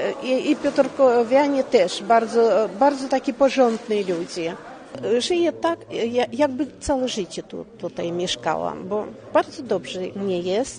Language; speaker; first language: Polish; non-native, learner; Russian